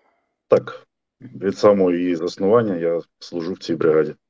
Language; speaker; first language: Ukrainian; native; Ukrainian